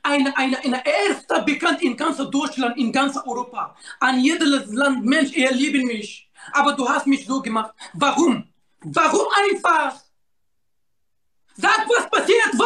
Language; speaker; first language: German; non-native, learner; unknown